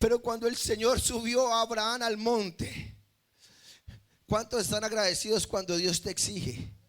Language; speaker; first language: Spanish; native; Spanish